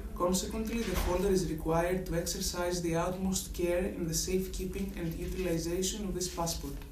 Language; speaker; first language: English; non-native, fluent; Greek